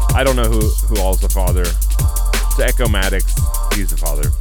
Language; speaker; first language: English; native; English